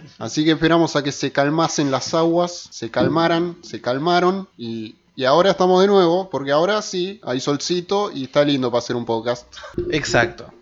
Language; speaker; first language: Spanish; native; Spanish